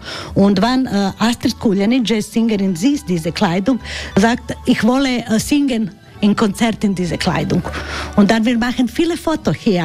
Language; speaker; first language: German; non-native, learner; Croatian